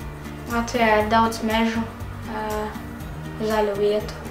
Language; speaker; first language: Latvian; early bilingual, heritage; Latvian